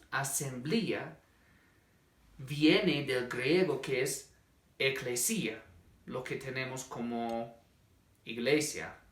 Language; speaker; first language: Spanish; non-native, fluent; English